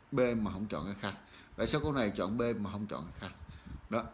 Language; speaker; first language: Vietnamese; native; Vietnamese